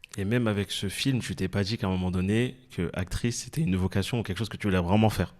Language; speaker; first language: French; native; French